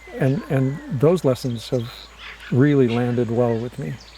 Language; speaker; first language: English; native; English